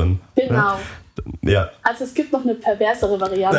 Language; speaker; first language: German; early bilingual, other home language; Vietnamese